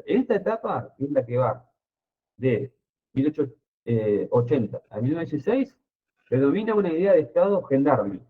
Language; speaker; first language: Spanish; native; Spanish